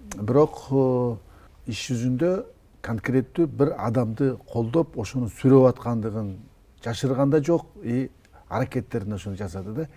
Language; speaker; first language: Kyrgyz; native; Kyrgyz